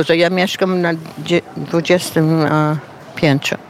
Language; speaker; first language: Polish; early bilingual, heritage; Polish